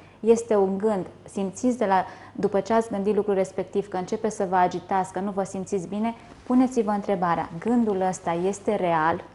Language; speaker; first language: Romanian; native; Romanian